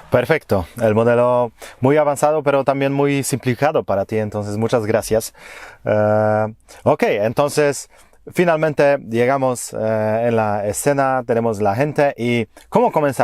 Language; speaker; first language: Spanish; non-native, fluent; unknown